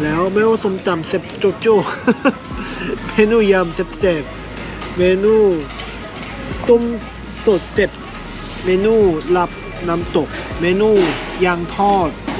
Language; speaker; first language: Thai; non-native, fluent; Korean